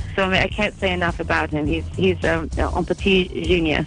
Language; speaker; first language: English; native; English